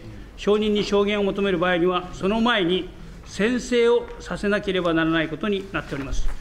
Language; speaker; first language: Japanese; native; Japanese